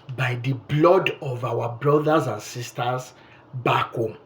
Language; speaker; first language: English; non-native, local second language; Yoruba